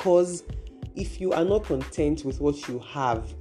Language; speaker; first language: English; non-native, local second language; Yoruba